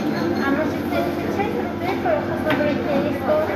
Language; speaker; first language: Russian; non-native, fluent; Tajik